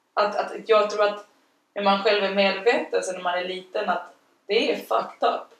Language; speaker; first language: Swedish; non-native, fluent; Spanish